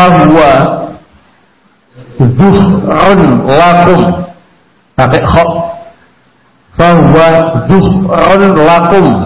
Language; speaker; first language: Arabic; non-native, learner; Indonesian